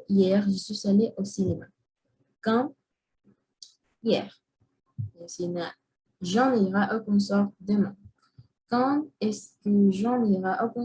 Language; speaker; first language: French; non-native, learner; Spanish